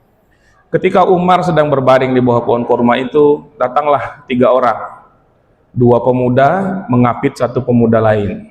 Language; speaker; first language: Indonesian; native; Indonesian